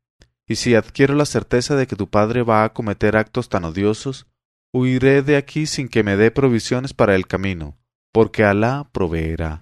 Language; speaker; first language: Spanish; native; Spanish